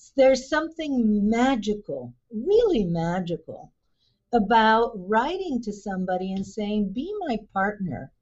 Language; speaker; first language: English; early bilingual, other home language; Spanish